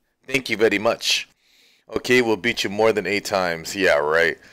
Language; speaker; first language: English; native; English